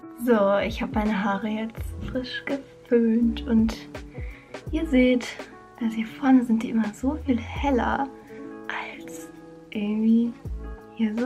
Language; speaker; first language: German; native; German